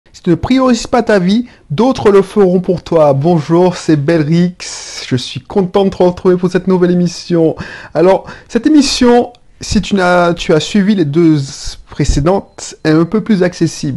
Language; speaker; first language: French; native; French